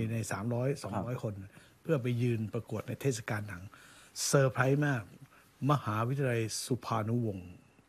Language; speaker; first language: Thai; native; Thai